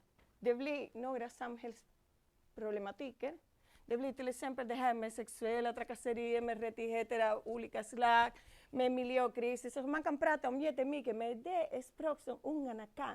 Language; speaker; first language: Swedish; non-native, fluent; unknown